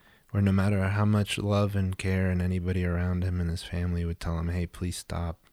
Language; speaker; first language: English; early bilingual, other home language; Spanish